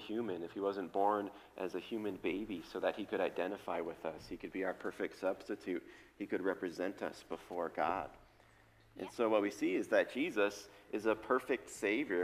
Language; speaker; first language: English; native; English